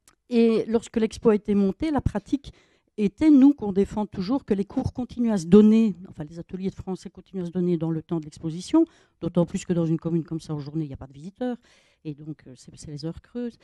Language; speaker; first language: French; native; French